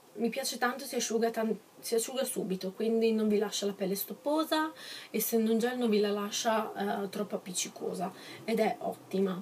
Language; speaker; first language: Italian; native; Italian